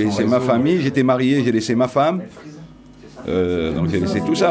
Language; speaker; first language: French; non-native, local second language; Arabic